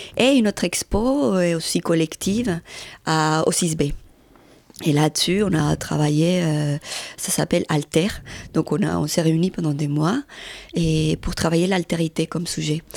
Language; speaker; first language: French; non-native, fluent; Spanish